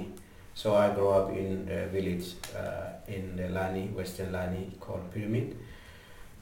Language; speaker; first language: English; non-native, learner; Indonesian